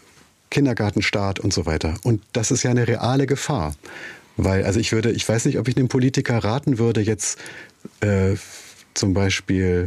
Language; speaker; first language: German; native; German